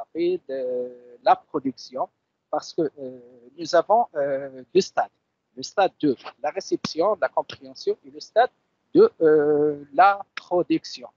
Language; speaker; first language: French; non-native, local second language; Arabic